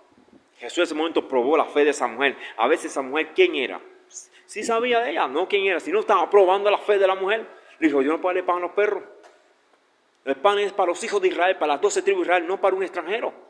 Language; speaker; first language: Spanish; native; Spanish